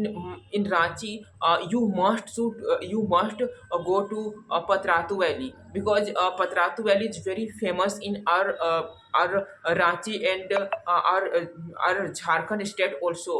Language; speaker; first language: English; non-native, learner; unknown